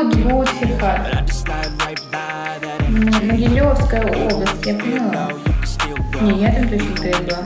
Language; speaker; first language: Russian; native; Russian